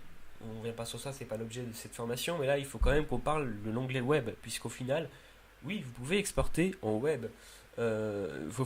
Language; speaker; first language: French; native; French